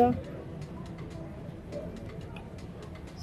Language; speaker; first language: French; native; French